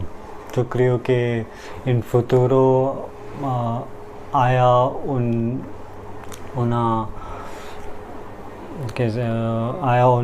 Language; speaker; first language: Spanish; non-native, learner; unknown